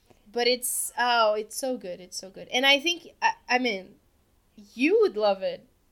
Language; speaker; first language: English; non-native, fluent; Portuguese